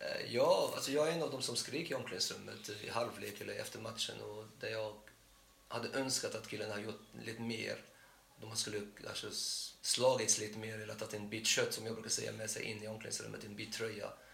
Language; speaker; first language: Swedish; non-native, fluent; Arabic